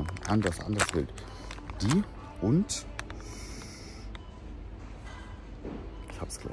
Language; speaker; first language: German; native; German